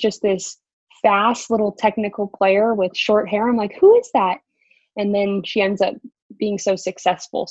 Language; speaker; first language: English; native; English